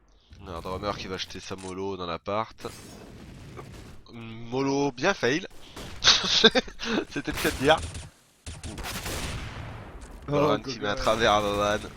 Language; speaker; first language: French; native; French